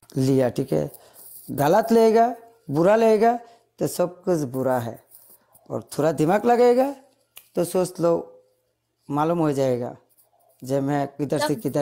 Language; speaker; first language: Hindi; non-native, learner; Bangla